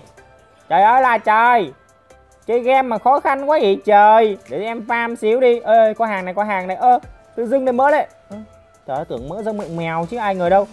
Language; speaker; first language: Vietnamese; native; Vietnamese